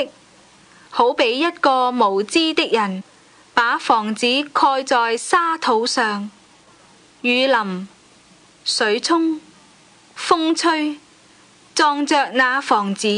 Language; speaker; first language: Cantonese; native; Cantonese